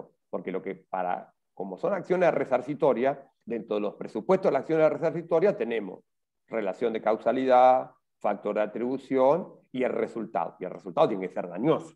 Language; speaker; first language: Spanish; native; Spanish